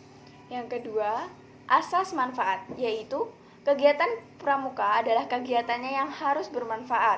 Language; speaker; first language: Indonesian; native; Indonesian